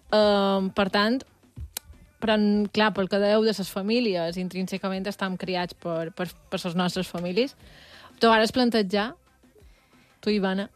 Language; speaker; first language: Catalan; native; Catalan